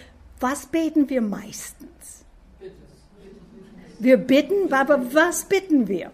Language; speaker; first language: German; non-native, fluent; English